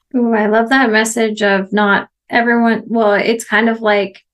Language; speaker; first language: English; native; English